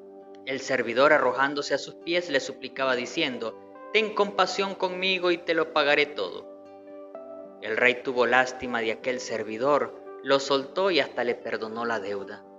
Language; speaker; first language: Spanish; native; Spanish